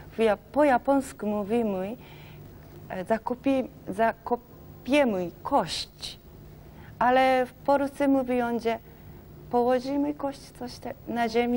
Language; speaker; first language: Polish; non-native, learner; Japanese